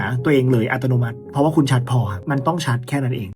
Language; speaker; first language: Thai; native; Thai